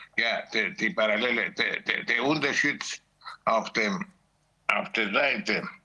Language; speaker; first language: German; non-native, learner; Greek